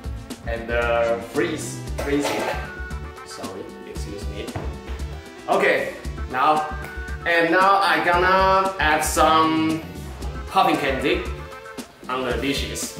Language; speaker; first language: English; non-native, learner; Chinese